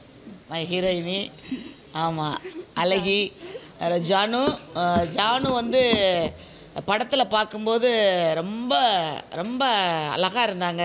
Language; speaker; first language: Tamil; native; Tamil